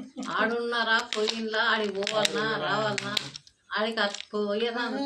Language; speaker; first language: Telugu; native; Telugu